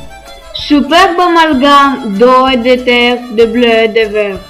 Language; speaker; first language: French; non-native, learner; Greek